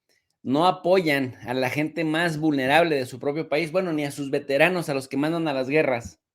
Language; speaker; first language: Spanish; native; Spanish